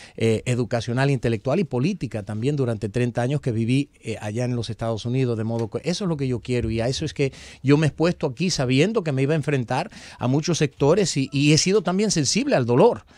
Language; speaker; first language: Spanish; early bilingual, heritage; Spanish